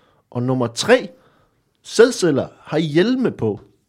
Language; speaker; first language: Danish; native; Danish